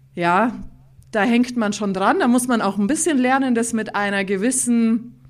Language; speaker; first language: German; native; German